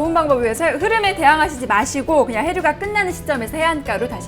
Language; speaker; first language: Korean; native; Korean